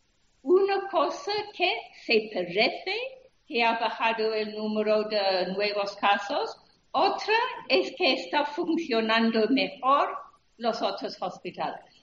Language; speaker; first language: Spanish; non-native, fluent; English